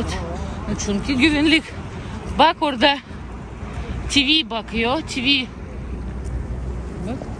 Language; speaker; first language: Turkish; non-native, learner; Russian